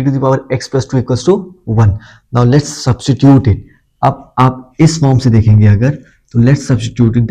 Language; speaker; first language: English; non-native, local second language; Hindi